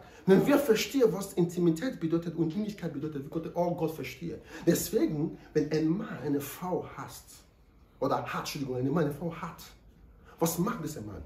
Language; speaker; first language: German; non-native, learner; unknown